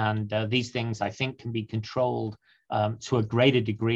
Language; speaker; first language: English; native; English